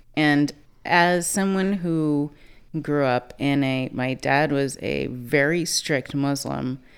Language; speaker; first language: English; native; English